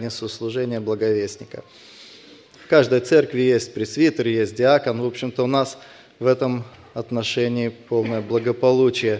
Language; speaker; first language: Russian; native; Russian